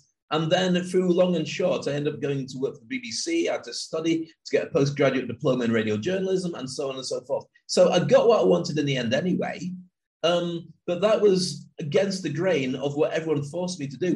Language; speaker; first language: English; native; English